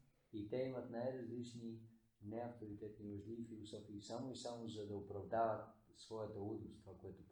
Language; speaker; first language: Bulgarian; native; Bulgarian